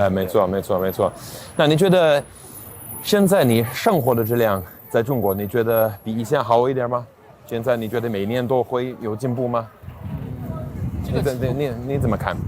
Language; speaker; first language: Chinese; non-native, fluent; English